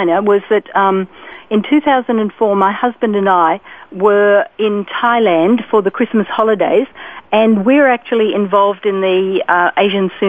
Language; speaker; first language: English; native; English